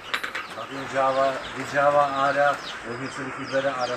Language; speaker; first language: Indonesian; non-native, learner; French